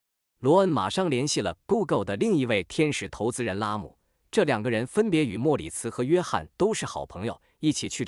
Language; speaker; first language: Chinese; native; Chinese